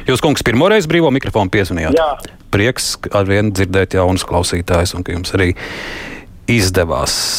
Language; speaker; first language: Latvian; native; Latvian